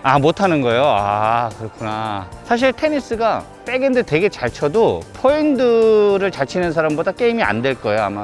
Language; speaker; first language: Korean; native; Korean